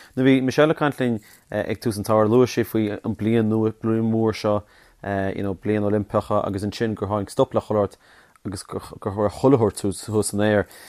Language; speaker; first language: Irish; native; Irish